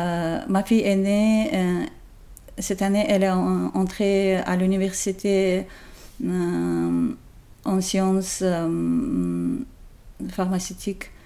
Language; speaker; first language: French; non-native, learner; Chechen